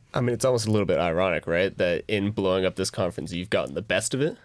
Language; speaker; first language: English; native; English